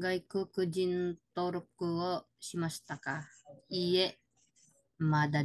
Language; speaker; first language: Japanese; non-native, learner; Filipino